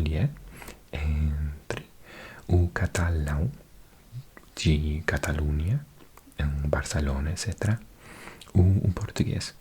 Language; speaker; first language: Portuguese; non-native, fluent; English